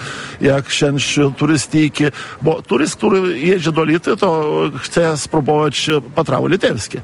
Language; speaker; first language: Polish; non-native, fluent; Lithuanian